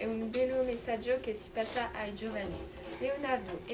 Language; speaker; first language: Italian; non-native, learner; French